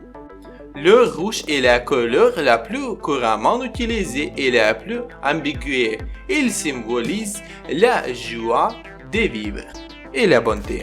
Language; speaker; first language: French; non-native, learner; Ukrainian